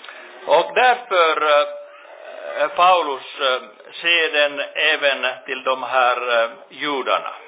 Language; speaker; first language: Swedish; non-native, local second language; Finnish